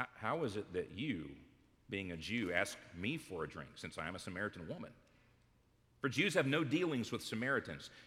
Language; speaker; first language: English; native; English